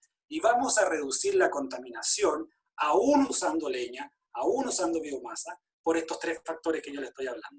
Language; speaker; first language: Spanish; native; Spanish